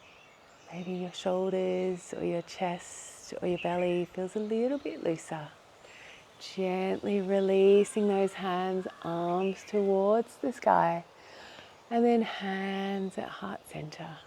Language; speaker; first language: English; native; English